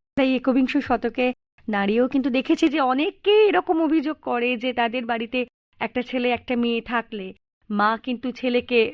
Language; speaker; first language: Bangla; native; Bangla